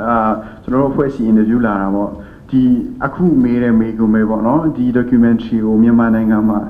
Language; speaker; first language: Burmese; non-native, local second language; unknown